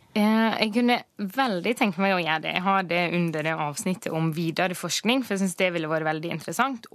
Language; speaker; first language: Norwegian; native; Norwegian